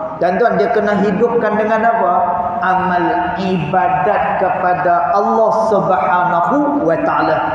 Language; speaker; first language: Malay; native; Malay